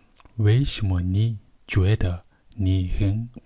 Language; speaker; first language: Chinese; non-native, learner; Mongolian